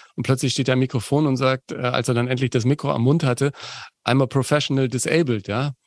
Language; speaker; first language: German; native; German